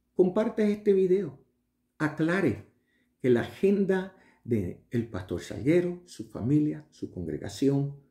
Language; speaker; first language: Spanish; early bilingual, heritage; Spanish